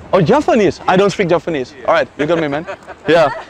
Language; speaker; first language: English; non-native, fluent; Dutch